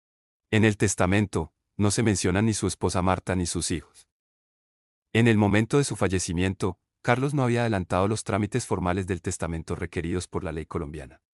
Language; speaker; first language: Spanish; native; Spanish